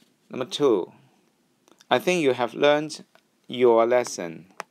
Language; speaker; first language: English; non-native, local second language; Cantonese